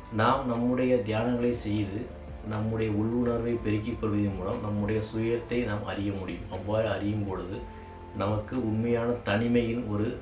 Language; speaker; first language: Tamil; native; Tamil